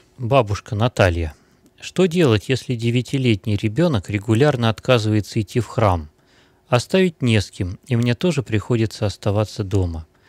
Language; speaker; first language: Russian; native; Russian